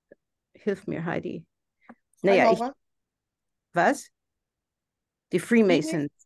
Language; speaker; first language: German; non-native, fluent; English